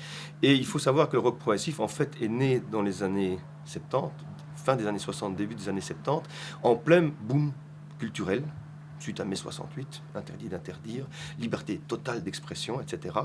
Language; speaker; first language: French; native; French